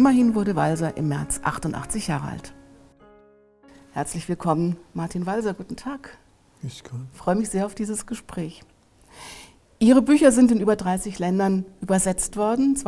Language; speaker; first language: German; native; German